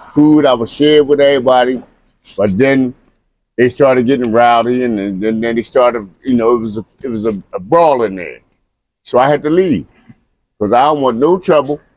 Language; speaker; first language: English; native; English